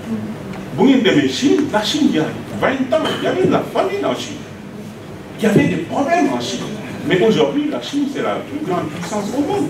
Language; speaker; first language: French; non-native, local second language; Wolof